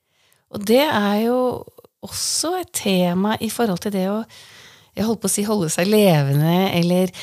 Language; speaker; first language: Norwegian; native; Norwegian